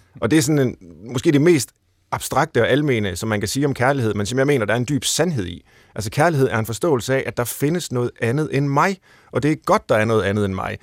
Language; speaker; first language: Danish; native; Danish